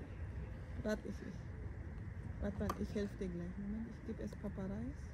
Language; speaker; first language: German; non-native, fluent; Filipino